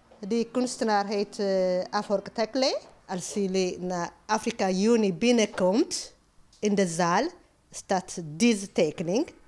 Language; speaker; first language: Dutch; non-native, learner; Amharic